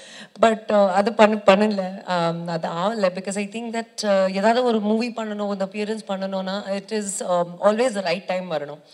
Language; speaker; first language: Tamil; non-native, learner; Kannada